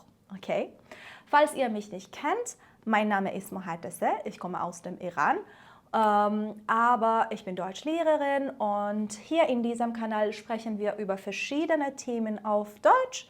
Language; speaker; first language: German; non-native, fluent; Persian